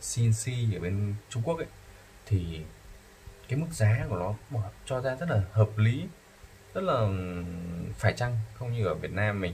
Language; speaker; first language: Vietnamese; native; Vietnamese